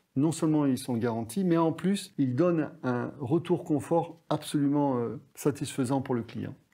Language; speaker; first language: French; native; French